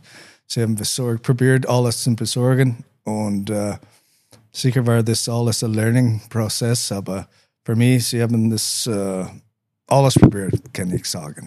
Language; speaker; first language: German; non-native, learner; English